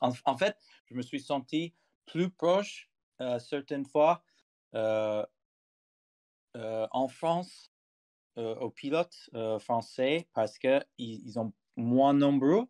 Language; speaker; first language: French; non-native, fluent; English